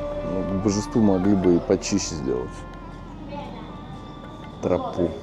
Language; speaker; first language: Russian; native; Russian